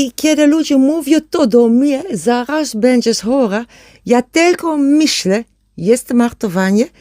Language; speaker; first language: Polish; non-native, learner; German